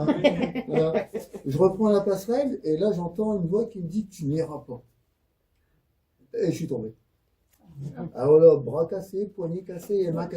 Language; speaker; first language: French; native; French